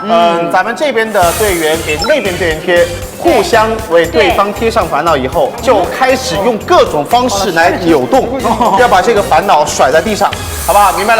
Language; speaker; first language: Chinese; native; Chinese